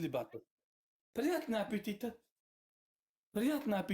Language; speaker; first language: Russian; non-native, learner; Uzbek